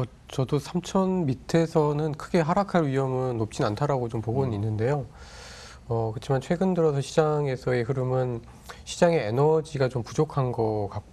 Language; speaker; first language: Korean; native; Korean